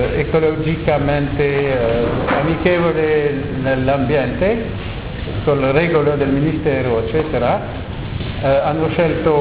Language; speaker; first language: Italian; non-native, learner; French